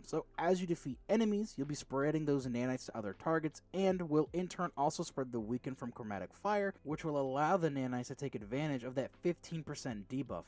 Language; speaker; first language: English; native; English